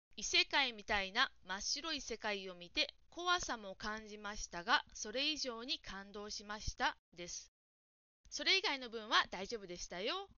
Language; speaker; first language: Japanese; native; Japanese